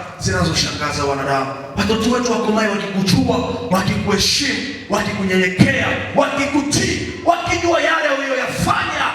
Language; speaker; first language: Swahili; native; Swahili